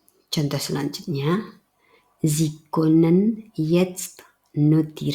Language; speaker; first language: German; non-native, fluent; Indonesian